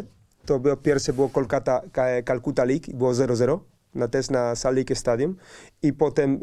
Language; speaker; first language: Polish; non-native, learner; Spanish